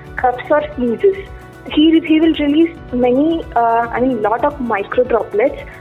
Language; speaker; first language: English; non-native, local second language; Kannada